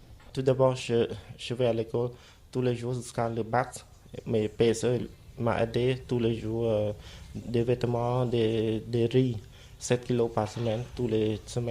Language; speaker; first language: French; non-native, fluent; Khmer